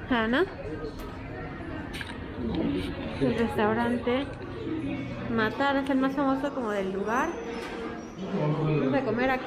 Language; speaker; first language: Spanish; native; Spanish